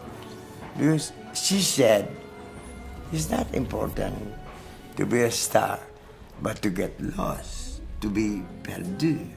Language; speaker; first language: English; non-native, learner; French